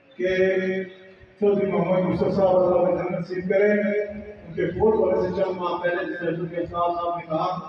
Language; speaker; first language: Urdu; non-native, local second language; Pahari-Potwari